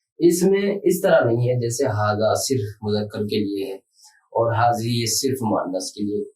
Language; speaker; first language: Urdu; native; Urdu